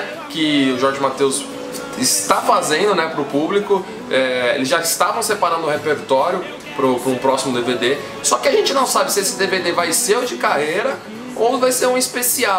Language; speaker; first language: Portuguese; native; Portuguese